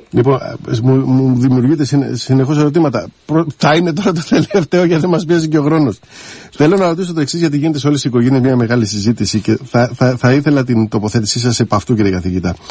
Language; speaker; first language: Greek; native; Greek